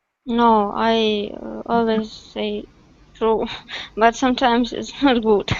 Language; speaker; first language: English; non-native, learner; Russian